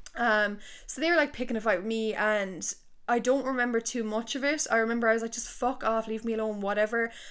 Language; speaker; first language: English; native; English